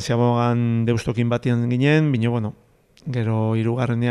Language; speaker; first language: Basque; native; Basque